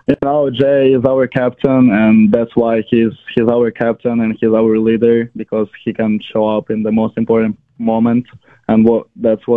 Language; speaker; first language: English; non-native, fluent; Ukrainian